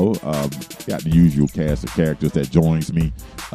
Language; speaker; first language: English; native; English